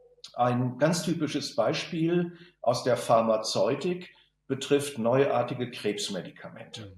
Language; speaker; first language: German; native; German